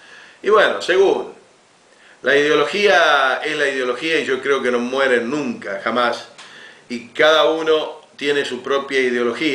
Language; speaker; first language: Spanish; native; Spanish